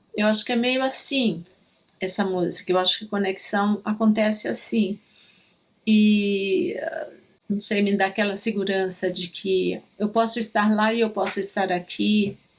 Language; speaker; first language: Portuguese; native; Portuguese